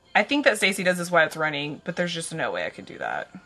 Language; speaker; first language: English; native; English